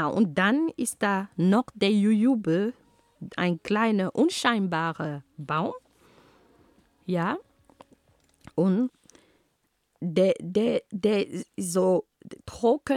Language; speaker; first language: German; non-native, fluent; Ghomala